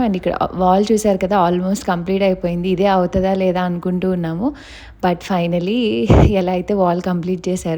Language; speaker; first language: Telugu; native; Telugu